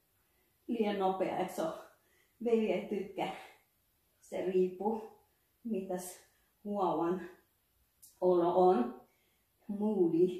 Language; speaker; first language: Finnish; non-native, learner; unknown